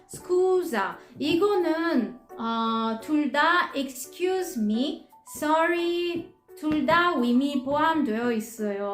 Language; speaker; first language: Korean; non-native, learner; Italian